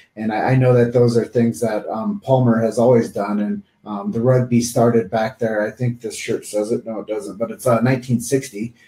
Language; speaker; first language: English; native; English